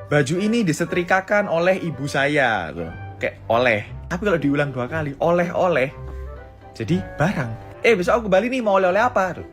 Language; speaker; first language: Indonesian; native; Indonesian